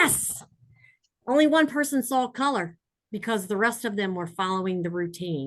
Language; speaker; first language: English; non-native, learner; Spanish